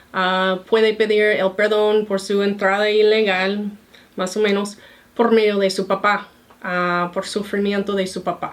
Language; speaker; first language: Spanish; non-native, fluent; English